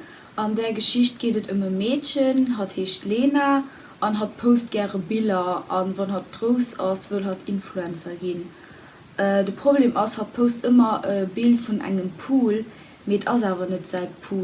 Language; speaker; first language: German; non-native, local second language; Luxembourgish